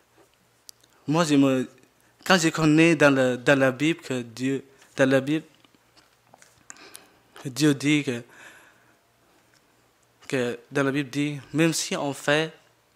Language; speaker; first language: French; non-native, learner; Jarai